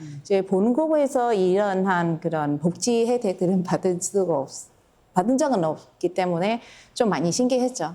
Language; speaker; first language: Korean; non-native, fluent; Vietnamese